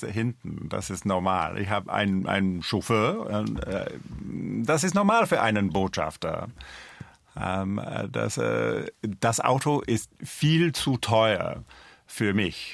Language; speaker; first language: German; non-native, fluent; English